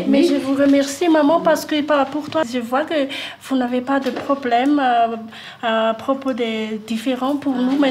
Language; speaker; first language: French; non-native, local second language; Malagasy